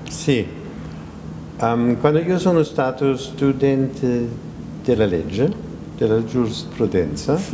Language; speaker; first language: Italian; non-native, fluent; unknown